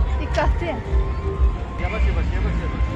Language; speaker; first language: Turkish; non-native, learner; Bangla